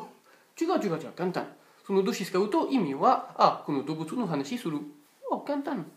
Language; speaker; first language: Japanese; non-native, fluent; French